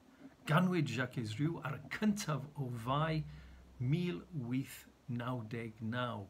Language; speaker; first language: Welsh; native; Welsh